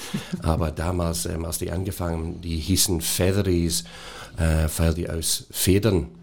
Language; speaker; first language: German; non-native, fluent; English